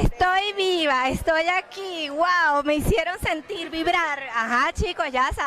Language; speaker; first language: Spanish; native; Spanish